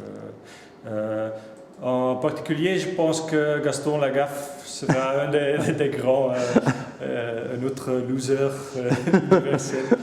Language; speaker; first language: French; non-native, local second language; Dutch